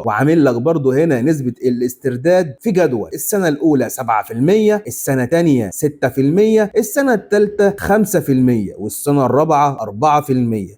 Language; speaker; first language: Arabic; native; Arabic